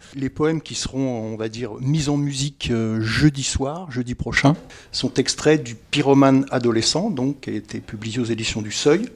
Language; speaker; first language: French; native; French